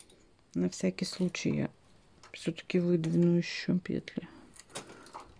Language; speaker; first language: Russian; native; Russian